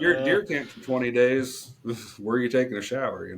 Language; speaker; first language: English; native; English